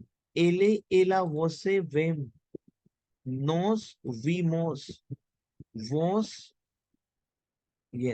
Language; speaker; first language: Portuguese; non-native, learner; Hindi